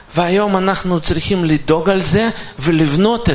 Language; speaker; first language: Hebrew; non-native, fluent; Russian